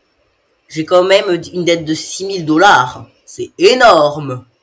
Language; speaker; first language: French; native; French